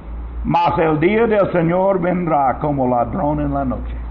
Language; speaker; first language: Spanish; non-native, learner; English